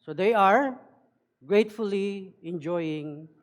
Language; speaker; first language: English; non-native, local second language; Filipino